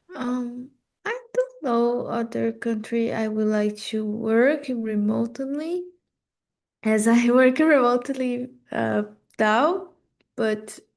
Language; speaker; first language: English; non-native, learner; Portuguese